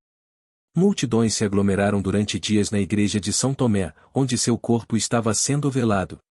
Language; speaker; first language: Portuguese; native; Portuguese